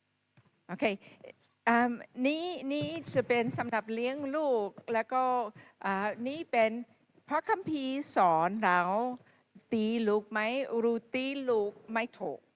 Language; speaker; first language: Thai; non-native, fluent; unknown